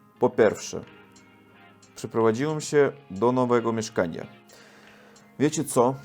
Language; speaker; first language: Polish; non-native, learner; Russian